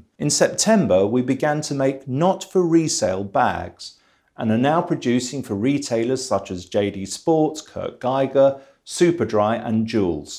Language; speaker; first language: English; native; English